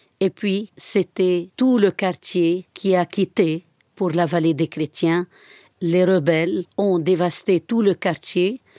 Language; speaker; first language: French; non-native, fluent; Arabic